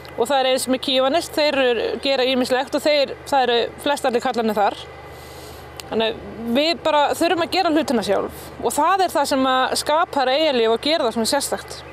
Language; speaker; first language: Icelandic; native; Icelandic